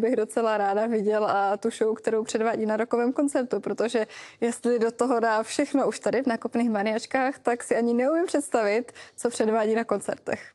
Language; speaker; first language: Czech; native; Czech